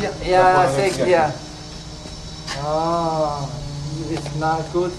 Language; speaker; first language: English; non-native, learner; Chinese